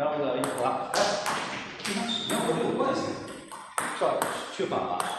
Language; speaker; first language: Chinese; native; Chinese